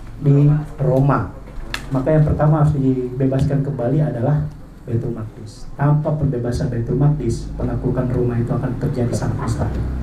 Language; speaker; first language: Indonesian; non-native, local second language; Madurese